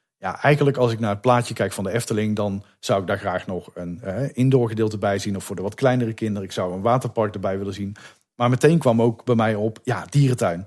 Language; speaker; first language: Dutch; native; Dutch